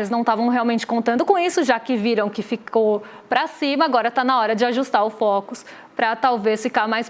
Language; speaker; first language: Portuguese; native; Portuguese